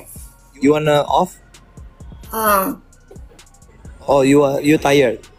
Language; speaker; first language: English; non-native, learner; Indonesian